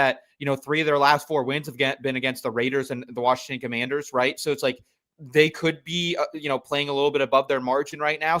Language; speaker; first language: English; native; English